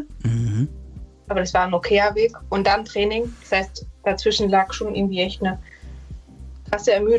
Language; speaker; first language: German; native; German